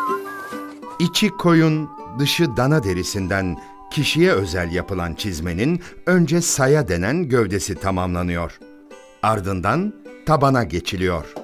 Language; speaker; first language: Turkish; native; Turkish